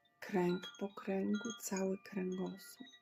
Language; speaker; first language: Polish; native; Polish